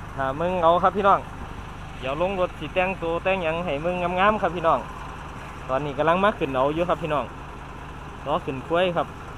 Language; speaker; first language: Thai; native; Thai